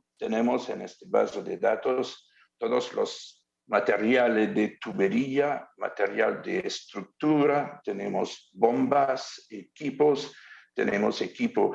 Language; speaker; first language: Spanish; non-native, learner; French